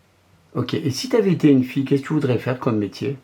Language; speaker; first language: French; native; French